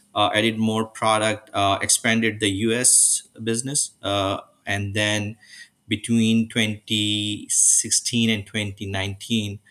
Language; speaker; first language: English; non-native, local second language; Urdu